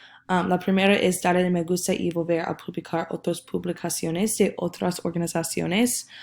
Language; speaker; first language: Spanish; non-native, learner; English